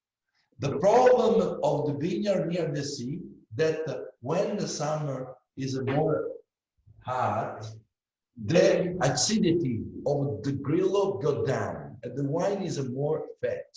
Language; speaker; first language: English; non-native, learner; Italian